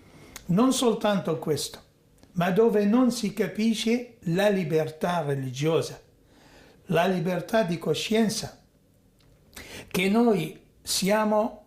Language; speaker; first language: Italian; non-native, fluent; Arabic